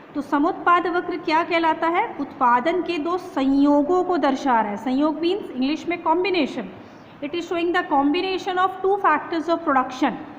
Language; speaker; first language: Hindi; native; Hindi